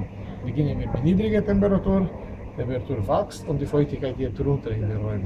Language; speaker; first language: German; non-native, fluent; Slovenian